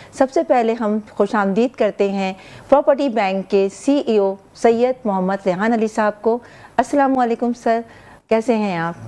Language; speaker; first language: Urdu; native; Urdu